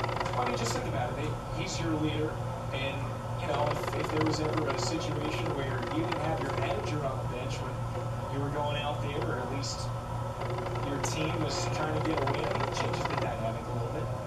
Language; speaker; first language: English; native; English